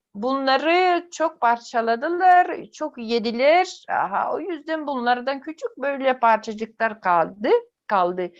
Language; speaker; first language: Turkish; non-native, fluent; Yakut